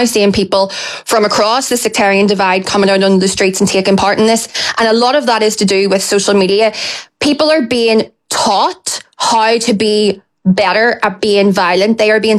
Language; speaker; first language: English; native; English